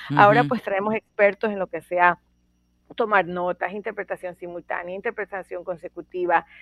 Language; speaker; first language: Spanish; native; Spanish